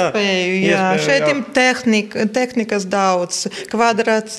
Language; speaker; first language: Latvian; non-native, local second language; Russian